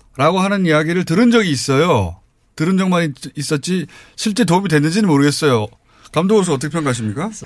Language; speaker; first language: Korean; native; Korean